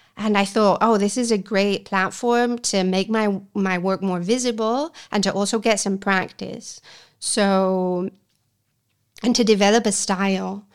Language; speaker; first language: English; non-native, fluent; Spanish